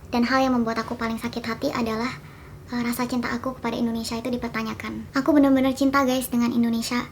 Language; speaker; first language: Indonesian; early bilingual, other home language; Korean